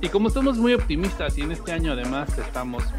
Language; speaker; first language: Spanish; native; Spanish